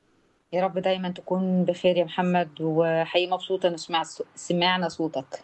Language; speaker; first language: Arabic; native; Arabic